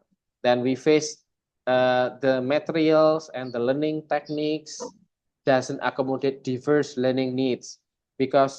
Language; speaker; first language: English; non-native, fluent; Indonesian